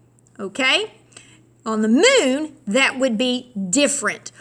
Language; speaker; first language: English; native; English